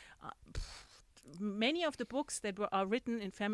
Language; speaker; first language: English; non-native, fluent; German